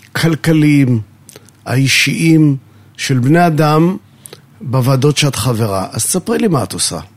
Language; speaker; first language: Hebrew; native; Hebrew